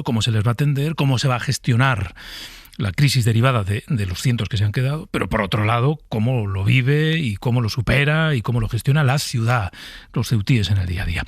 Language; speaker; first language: Spanish; native; Spanish